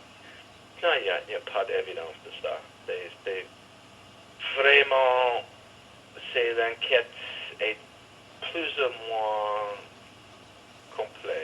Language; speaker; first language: French; non-native, fluent; English